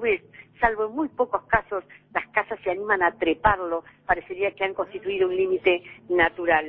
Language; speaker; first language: Spanish; native; Spanish